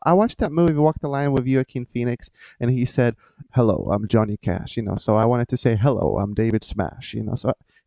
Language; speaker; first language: English; non-native, fluent; Lithuanian